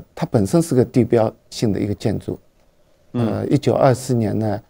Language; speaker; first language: Chinese; native; Chinese